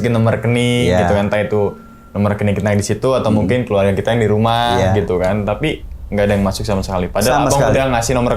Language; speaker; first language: Indonesian; native; Indonesian